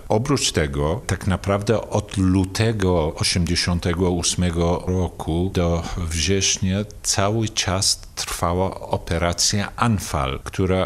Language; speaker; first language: Polish; non-native, fluent; Kurdish